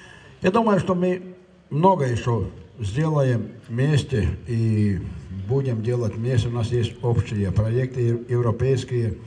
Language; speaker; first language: Russian; non-native, local second language; Latvian